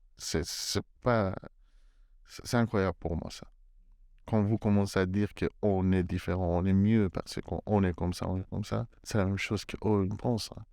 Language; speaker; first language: French; non-native, fluent; Persian